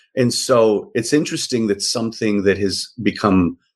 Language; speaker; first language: English; native; English